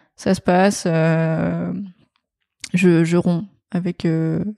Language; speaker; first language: French; native; French